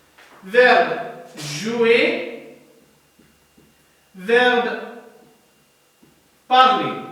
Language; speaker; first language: French; non-native, learner; Arabic